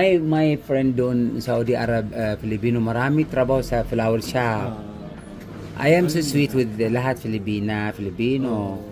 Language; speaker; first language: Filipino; non-native, learner; Arabic